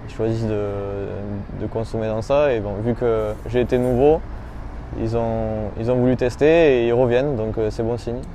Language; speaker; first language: French; native; French